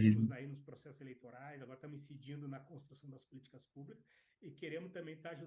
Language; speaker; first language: Portuguese; native; Portuguese